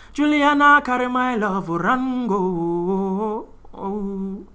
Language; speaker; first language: English; non-native, local second language; Akan